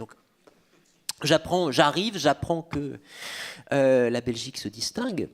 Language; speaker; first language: French; native; French